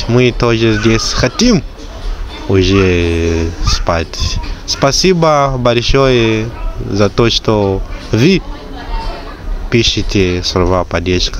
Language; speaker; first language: Russian; non-native, learner; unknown